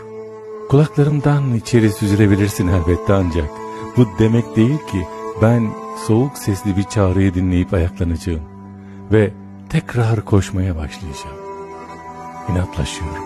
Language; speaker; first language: Turkish; native; Turkish